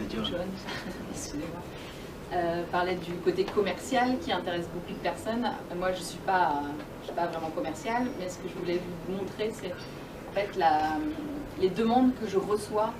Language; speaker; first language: French; native; French